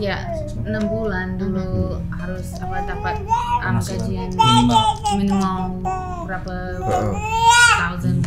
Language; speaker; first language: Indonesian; non-native, learner; English